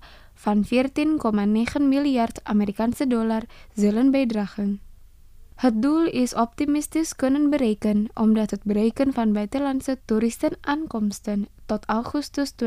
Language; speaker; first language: Dutch; non-native, fluent; Indonesian